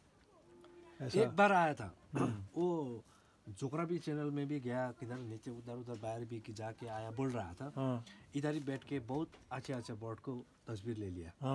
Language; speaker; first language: Hindi; non-native, local second language; Nepali